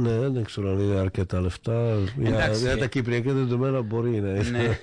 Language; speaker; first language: Greek; non-native, fluent; Slovak